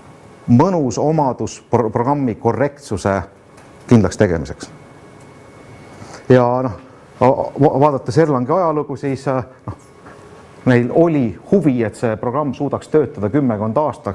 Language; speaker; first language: Estonian; native; Estonian